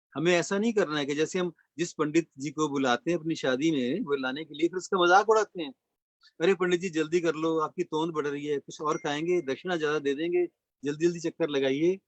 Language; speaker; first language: Hindi; non-native, local second language; Punjabi